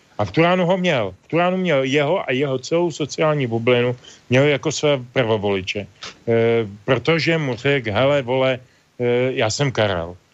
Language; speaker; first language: Czech; native; Czech